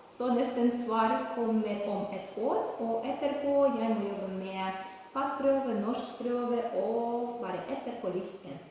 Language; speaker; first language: Norwegian; non-native, learner; Ukrainian